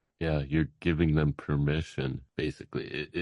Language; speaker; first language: English; native; English